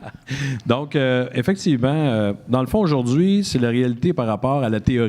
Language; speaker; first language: French; native; French